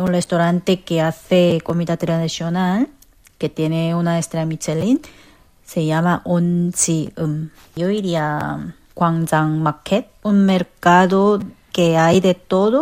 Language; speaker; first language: Spanish; non-native, learner; Korean